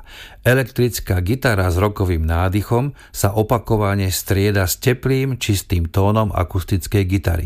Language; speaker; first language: Slovak; native; Slovak